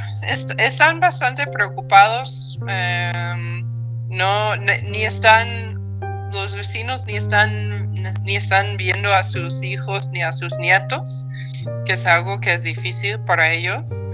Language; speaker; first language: Spanish; non-native, fluent; English